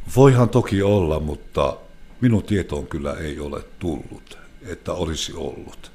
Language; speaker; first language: Finnish; native; Finnish